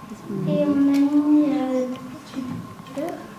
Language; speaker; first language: French; early bilingual, other home language; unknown